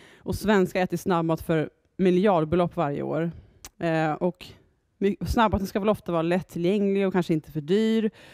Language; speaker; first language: Swedish; native; Swedish